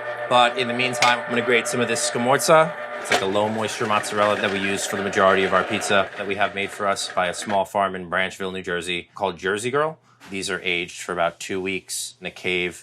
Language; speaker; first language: English; native; English